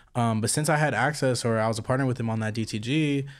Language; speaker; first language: English; native; English